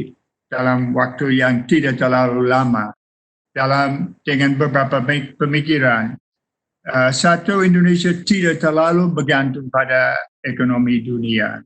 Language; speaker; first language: Indonesian; non-native, fluent; English